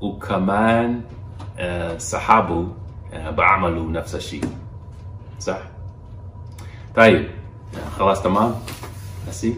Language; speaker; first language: Arabic; non-native, learner; English